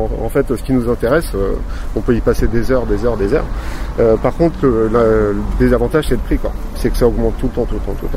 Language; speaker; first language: French; native; French